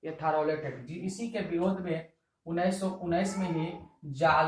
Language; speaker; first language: Hindi; native; Hindi